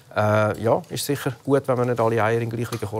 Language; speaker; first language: German; native; German